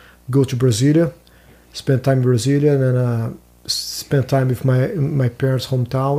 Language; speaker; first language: English; non-native, fluent; Portuguese